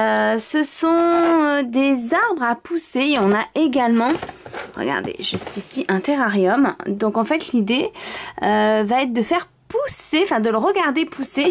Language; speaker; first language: French; native; French